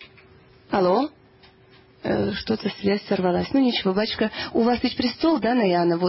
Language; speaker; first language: Russian; native; Russian